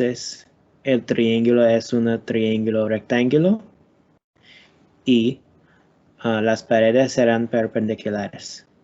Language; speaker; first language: Spanish; non-native, learner; English